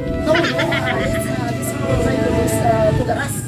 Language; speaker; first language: English; non-native, learner; Filipino